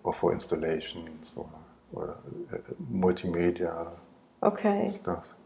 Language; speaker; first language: English; non-native, learner; German